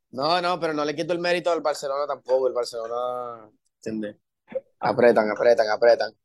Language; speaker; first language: Spanish; early bilingual, heritage; Spanish